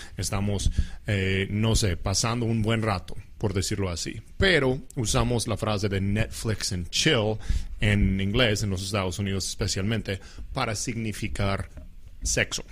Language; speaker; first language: Spanish; non-native, fluent; English